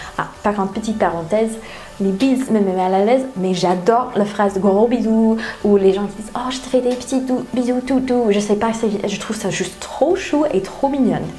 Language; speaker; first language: French; non-native, fluent; English